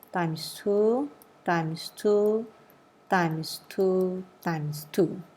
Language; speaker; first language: English; non-native, local second language; Malay